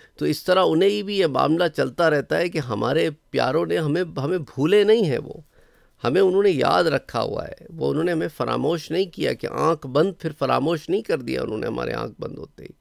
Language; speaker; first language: Urdu; native; Urdu